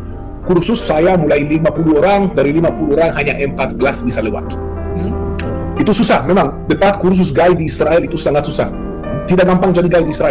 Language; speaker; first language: Indonesian; non-native, fluent; Hebrew